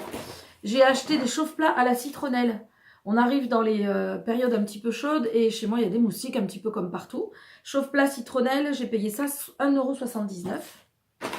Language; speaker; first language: French; native; French